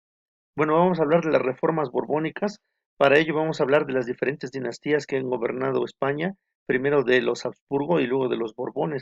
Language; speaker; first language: Spanish; native; Spanish